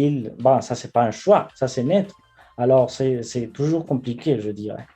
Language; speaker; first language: French; non-native, fluent; Spanish